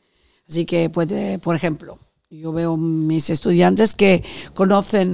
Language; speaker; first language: Spanish; non-native, fluent; Italian